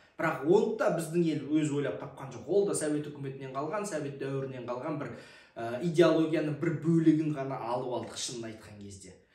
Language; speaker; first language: Kazakh; native; Kazakh